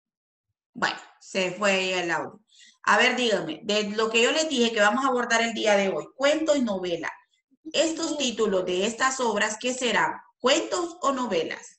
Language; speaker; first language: Spanish; native; Spanish